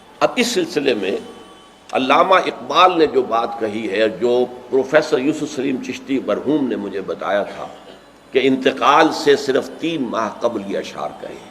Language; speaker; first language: Urdu; native; Urdu